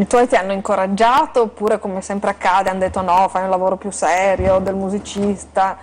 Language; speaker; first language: Italian; native; Italian